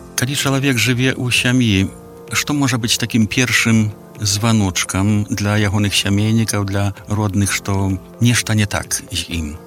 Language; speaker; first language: Belarusian; native; Belarusian